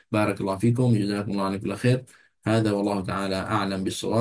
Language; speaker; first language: Arabic; non-native, fluent; Malay